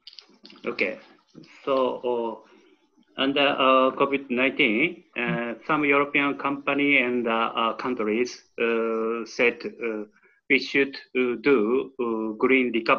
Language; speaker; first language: English; non-native, learner; Japanese